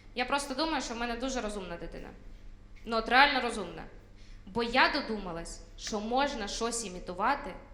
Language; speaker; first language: Ukrainian; non-native, local second language; Russian